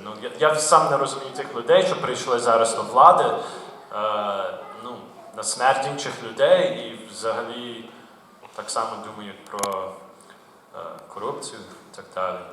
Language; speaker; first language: Ukrainian; early bilingual, heritage; Ukrainian